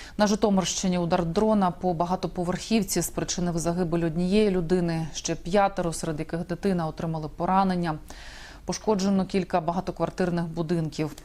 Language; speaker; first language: Ukrainian; native; Ukrainian